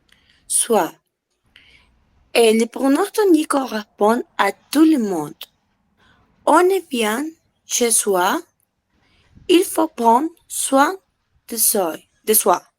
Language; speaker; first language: French; non-native, learner; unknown